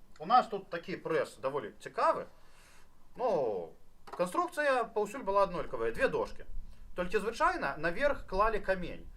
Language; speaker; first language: Belarusian; native; Belarusian